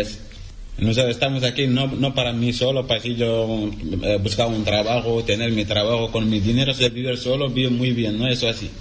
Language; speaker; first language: Spanish; non-native, learner; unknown